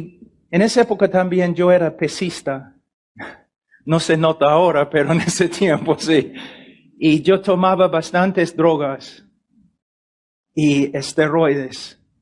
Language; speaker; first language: Spanish; non-native, fluent; English